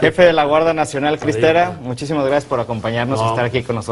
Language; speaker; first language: Spanish; native; Spanish